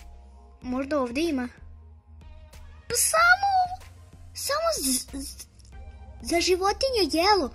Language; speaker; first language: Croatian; early bilingual, other home language; Russian